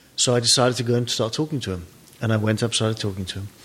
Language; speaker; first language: English; native; English